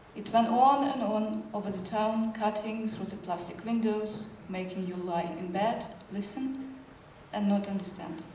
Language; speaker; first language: English; non-native, fluent; Ukrainian